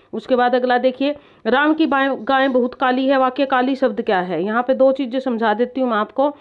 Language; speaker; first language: Hindi; native; Hindi